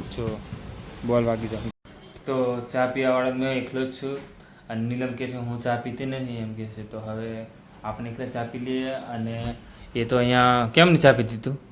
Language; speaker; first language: Gujarati; non-native, local second language; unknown